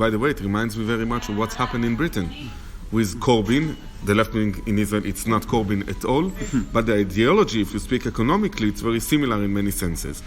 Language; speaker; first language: English; non-native, fluent; Hebrew